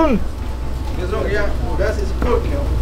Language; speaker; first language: German; non-native, learner; Turkish